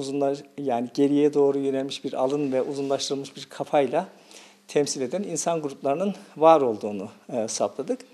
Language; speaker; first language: Turkish; native; Turkish